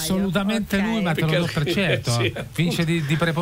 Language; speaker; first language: Italian; native; Italian